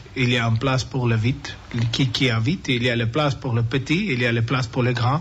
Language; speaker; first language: French; non-native, learner; English